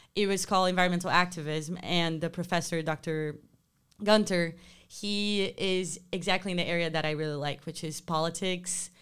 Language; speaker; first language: English; non-native, fluent; Portuguese